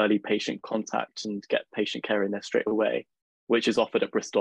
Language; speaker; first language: English; native; English